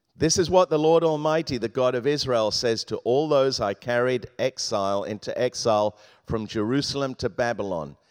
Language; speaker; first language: English; native; English